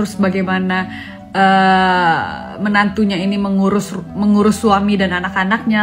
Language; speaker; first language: Indonesian; native; Indonesian